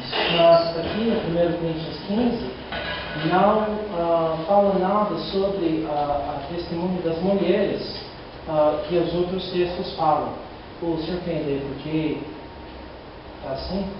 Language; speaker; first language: Portuguese; non-native, learner; English